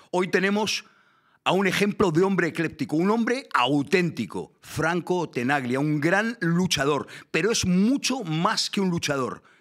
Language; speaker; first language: Spanish; native; Spanish